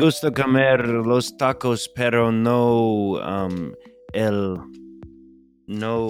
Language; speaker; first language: Spanish; non-native, learner; English